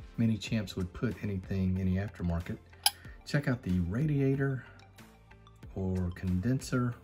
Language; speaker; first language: English; native; English